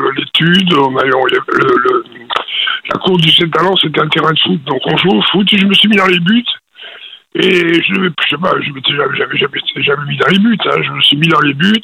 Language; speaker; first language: French; native; French